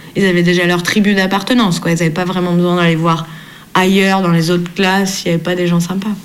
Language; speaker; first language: French; native; French